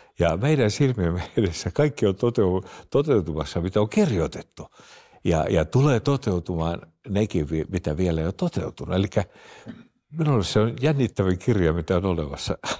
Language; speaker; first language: Finnish; early bilingual, heritage; Finnish